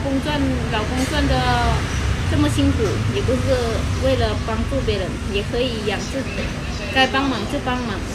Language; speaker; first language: Chinese; non-native, fluent; Lao